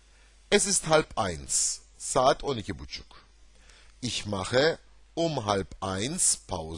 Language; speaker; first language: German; non-native, fluent; Turkish